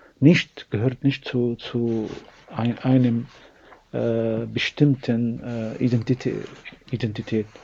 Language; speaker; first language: German; non-native, learner; Arabic